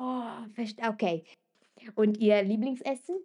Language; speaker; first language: German; non-native, fluent; Italian